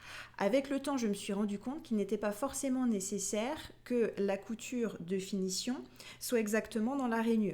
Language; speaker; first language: French; native; French